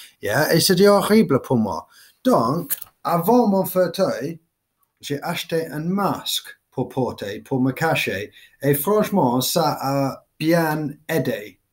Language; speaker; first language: French; non-native, learner; English